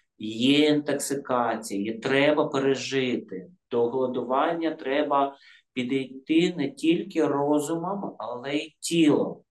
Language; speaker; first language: Ukrainian; non-native, local second language; Russian